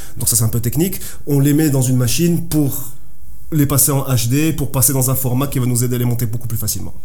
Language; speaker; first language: French; non-native, local second language; Arabic